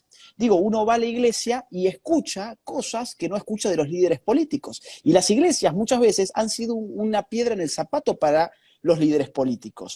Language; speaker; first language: Spanish; native; Spanish